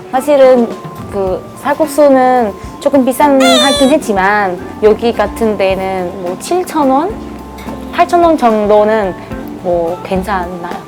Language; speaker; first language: Korean; non-native, fluent; Vietnamese